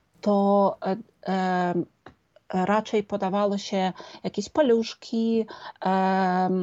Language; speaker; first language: Polish; non-native, fluent; Ukrainian